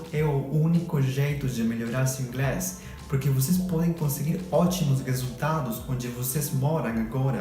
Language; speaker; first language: Portuguese; non-native, fluent; Spanish